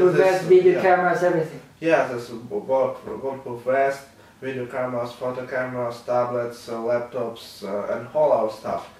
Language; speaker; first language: English; non-native, learner; Ukrainian